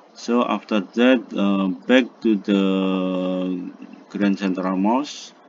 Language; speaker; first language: English; non-native, learner; Indonesian